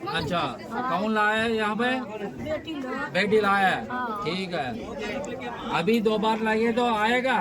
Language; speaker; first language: Hindi; non-native, local second language; Telugu